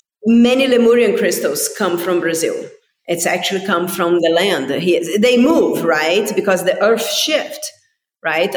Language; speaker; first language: English; non-native, fluent; Portuguese